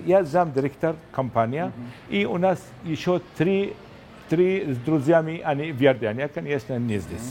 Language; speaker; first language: Russian; non-native, learner; Arabic